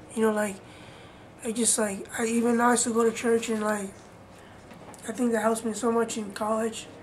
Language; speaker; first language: English; early bilingual, other home language; Spanish